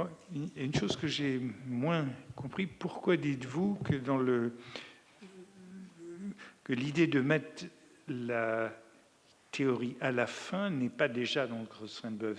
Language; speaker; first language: French; native; French